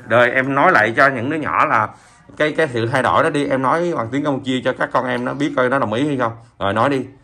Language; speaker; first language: Vietnamese; native; Vietnamese